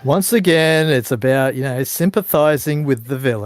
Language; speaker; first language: English; native; English